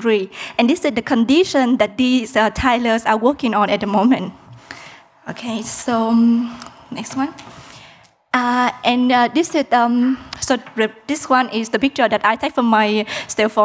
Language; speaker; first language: English; non-native, fluent; Vietnamese